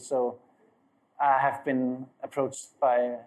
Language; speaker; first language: English; non-native, fluent; Danish